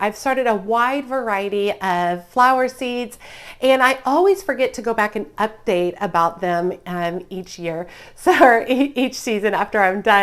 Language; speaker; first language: English; native; English